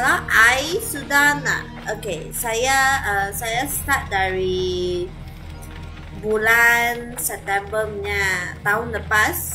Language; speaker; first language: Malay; non-native, local second language; Cantonese